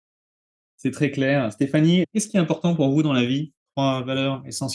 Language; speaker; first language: French; native; French